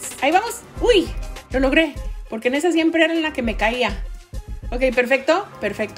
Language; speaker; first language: Spanish; native; Spanish